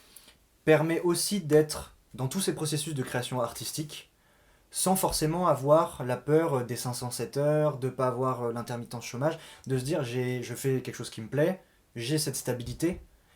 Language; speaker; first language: French; native; French